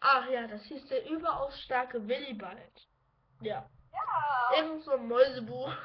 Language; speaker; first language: German; native; German